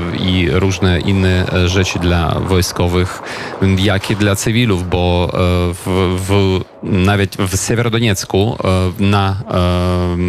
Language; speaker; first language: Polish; non-native, fluent; Ukrainian